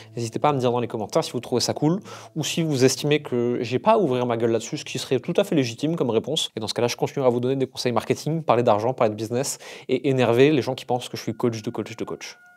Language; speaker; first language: French; native; French